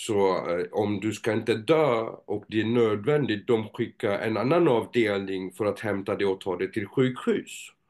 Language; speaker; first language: Swedish; non-native, fluent; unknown